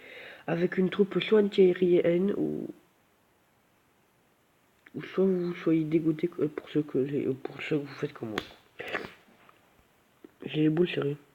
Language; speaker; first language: French; native; French